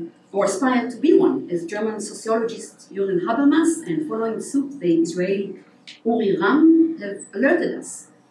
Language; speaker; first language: English; non-native, fluent; Hebrew